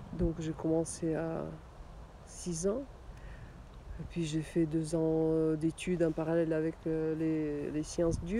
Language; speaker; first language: French; non-native, fluent; Russian